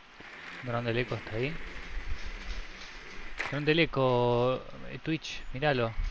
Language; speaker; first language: Spanish; native; Spanish